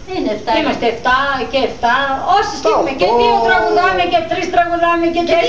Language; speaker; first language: Greek; native; Greek